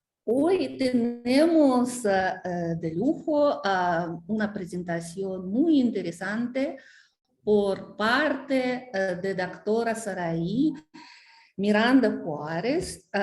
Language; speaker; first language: Spanish; non-native, fluent; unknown